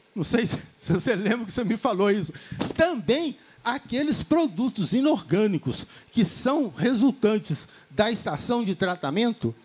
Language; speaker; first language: Portuguese; native; Portuguese